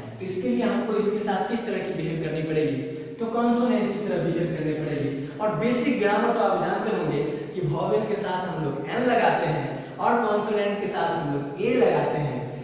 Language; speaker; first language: Hindi; native; Hindi